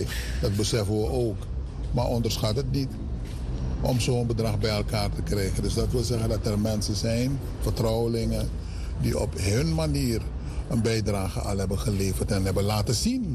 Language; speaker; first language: Dutch; native; Dutch